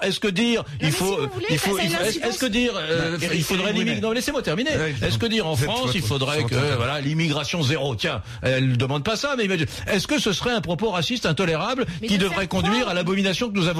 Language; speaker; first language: French; native; French